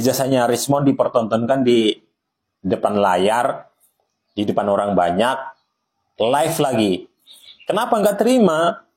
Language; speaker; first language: Indonesian; native; Indonesian